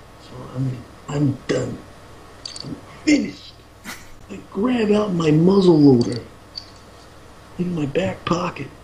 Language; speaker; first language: English; native; English